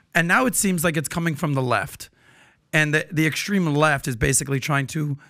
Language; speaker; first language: English; native; English